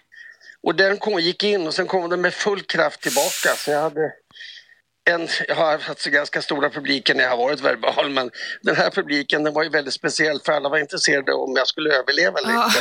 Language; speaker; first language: Swedish; native; Swedish